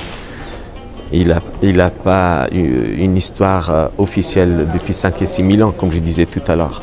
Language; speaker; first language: French; non-native, fluent; Persian